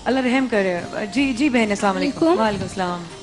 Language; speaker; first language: Urdu; native; Urdu